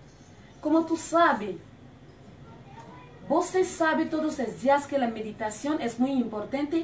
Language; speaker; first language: Spanish; non-native, learner; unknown